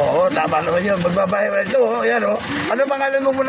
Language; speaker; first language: Filipino; native; Filipino